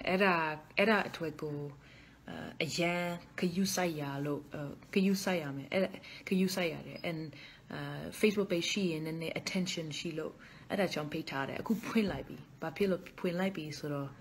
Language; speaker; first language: Burmese; non-native, fluent; Dutch